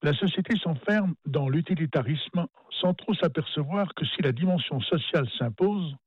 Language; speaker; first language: French; native; French